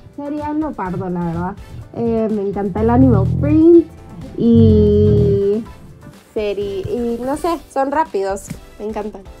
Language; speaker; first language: Spanish; early bilingual, heritage; Spanish